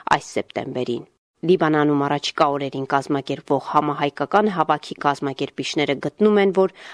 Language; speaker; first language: Armenian; native; Armenian